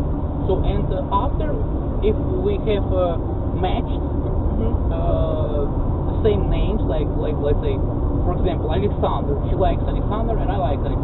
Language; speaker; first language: English; non-native, fluent; Russian